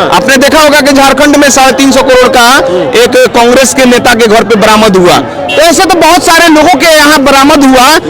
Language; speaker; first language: Hindi; native; Hindi